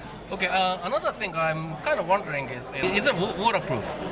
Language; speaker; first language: English; non-native, fluent; Japanese